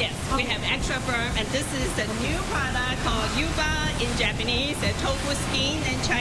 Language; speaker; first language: English; non-native, learner; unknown